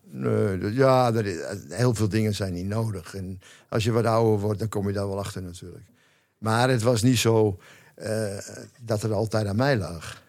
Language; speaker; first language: Dutch; native; Dutch